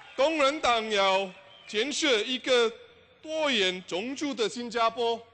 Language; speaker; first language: Chinese; non-native, local second language; English